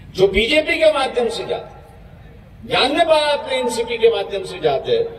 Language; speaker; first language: Hindi; non-native, local second language; Marathi